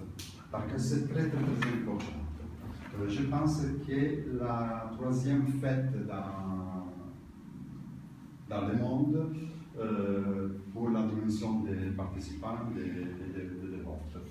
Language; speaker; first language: French; non-native, learner; Italian